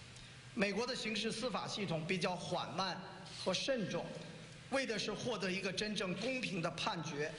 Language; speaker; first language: Chinese; native; Chinese